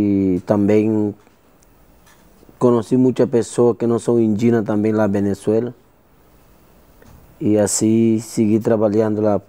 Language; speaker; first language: Portuguese; non-native, learner; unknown